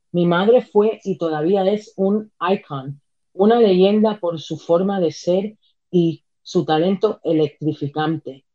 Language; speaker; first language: Spanish; early bilingual, heritage; Spanish